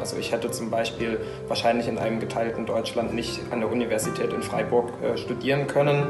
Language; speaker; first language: German; native; German